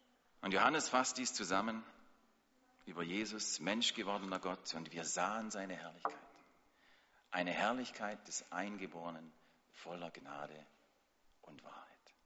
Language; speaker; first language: German; native; German